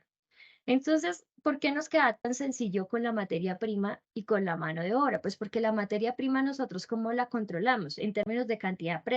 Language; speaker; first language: Spanish; native; Spanish